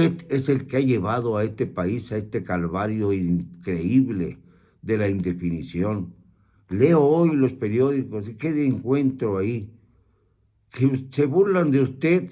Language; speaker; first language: Spanish; native; Spanish